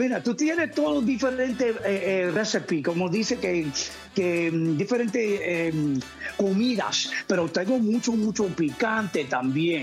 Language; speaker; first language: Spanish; early bilingual, heritage; English